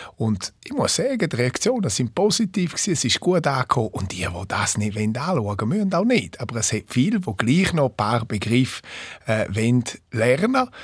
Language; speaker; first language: German; non-native, local second language; Romansh